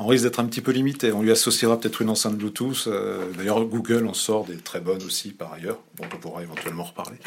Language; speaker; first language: French; native; French